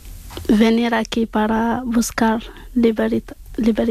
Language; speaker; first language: Spanish; non-native, learner; Arabic